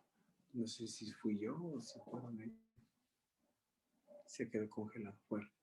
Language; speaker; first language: Spanish; native; Spanish